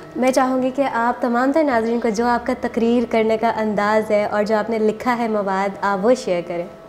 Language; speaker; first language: Urdu; native; Urdu